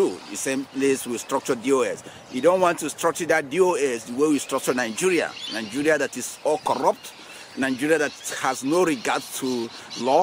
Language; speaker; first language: English; non-native, local second language; Igbo